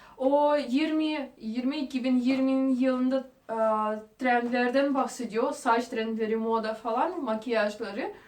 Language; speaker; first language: Turkish; non-native, fluent; Russian